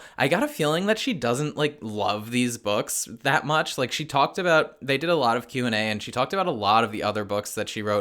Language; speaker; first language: English; native; English